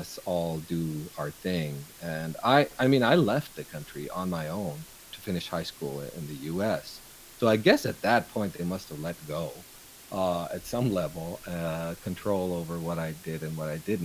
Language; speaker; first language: English; non-native, local second language; Urdu